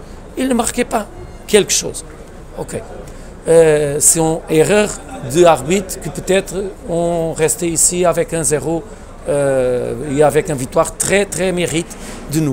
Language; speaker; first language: French; non-native, learner; Portuguese